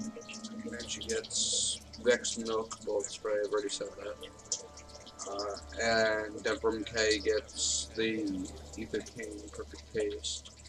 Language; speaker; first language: English; native; English